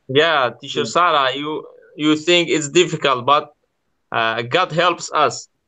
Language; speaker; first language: English; non-native, learner; Kurdish